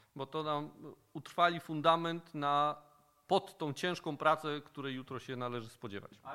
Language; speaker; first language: Polish; native; Polish